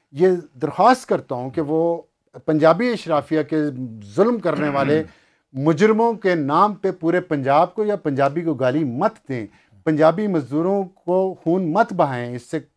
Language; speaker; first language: Urdu; non-native, local second language; Punjabi